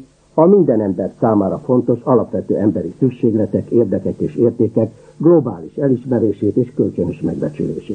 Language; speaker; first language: Hungarian; native; Hungarian